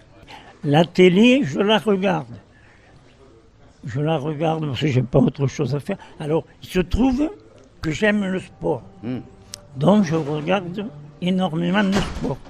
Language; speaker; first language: French; native; French